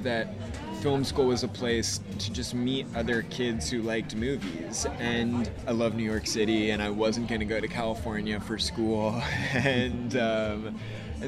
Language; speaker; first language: English; native; English